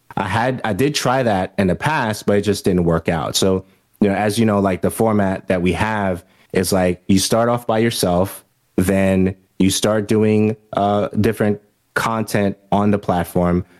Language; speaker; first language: English; early bilingual, other home language; Haitian Creole